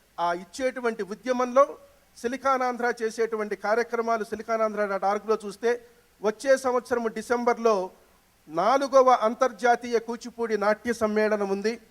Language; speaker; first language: Telugu; native; Telugu